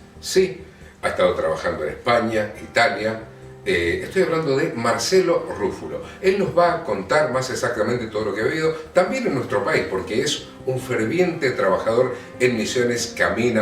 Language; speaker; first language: Spanish; native; Spanish